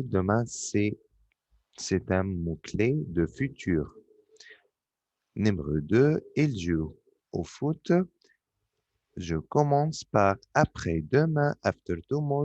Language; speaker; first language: French; non-native, fluent; Arabic